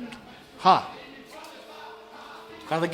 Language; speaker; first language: Icelandic; non-native, fluent; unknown